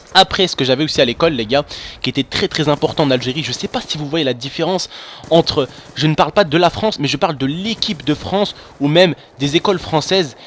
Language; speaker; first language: French; non-native, local second language; Arabic